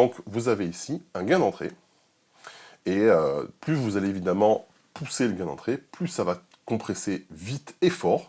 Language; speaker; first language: French; native; French